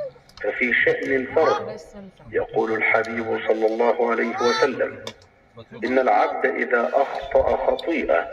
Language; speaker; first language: Arabic; native; Arabic